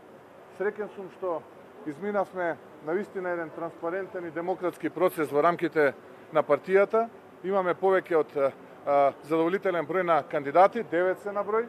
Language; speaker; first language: Macedonian; native; Macedonian